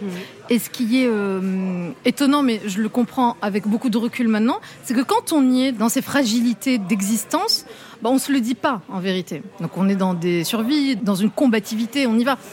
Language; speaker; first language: French; non-native, local second language; Arabic